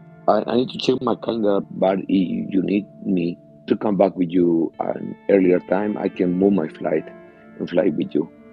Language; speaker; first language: English; non-native, fluent; Spanish